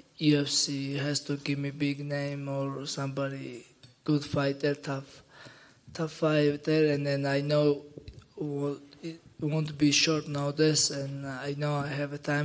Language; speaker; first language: English; non-native, learner; Georgian